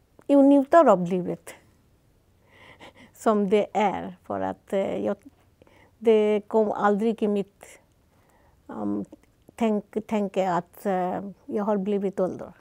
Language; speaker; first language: Swedish; non-native, fluent; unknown